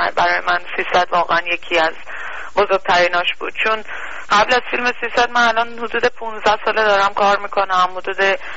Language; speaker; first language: Persian; early bilingual, heritage; Persian